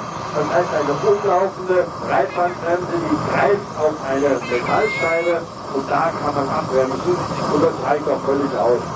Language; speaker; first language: German; native; German